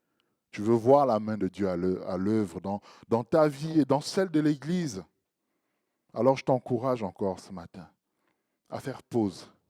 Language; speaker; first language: French; native; French